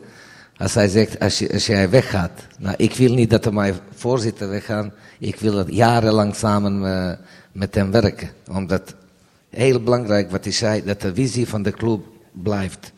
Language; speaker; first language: Dutch; non-native, fluent; Serbian